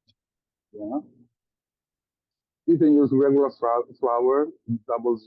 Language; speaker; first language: English; non-native, learner; Italian